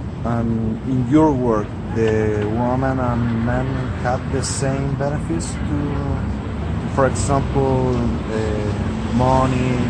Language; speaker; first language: English; non-native, learner; Spanish